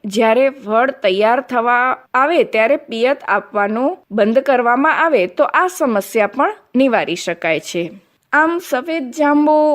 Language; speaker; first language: Gujarati; non-native, local second language; Kachhi